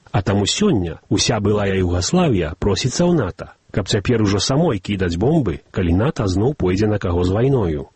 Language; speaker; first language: Belarusian; early bilingual, heritage; Belarusian